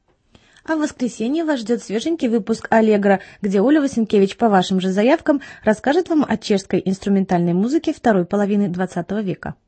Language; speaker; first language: Russian; native; Russian